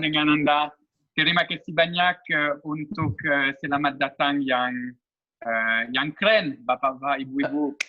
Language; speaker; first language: Indonesian; non-native, learner; French